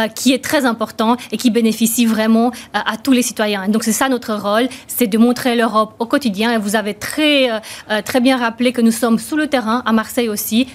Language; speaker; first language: French; non-native, fluent; Romanian